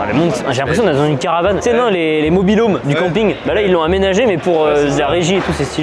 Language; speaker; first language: French; native; French